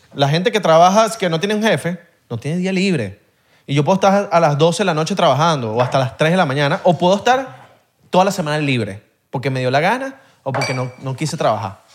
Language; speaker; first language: Spanish; native; Spanish